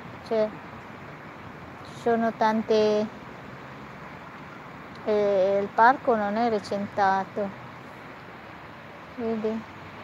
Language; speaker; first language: Italian; non-native, fluent; Filipino